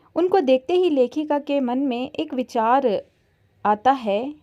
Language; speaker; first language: Hindi; non-native, local second language; Kannada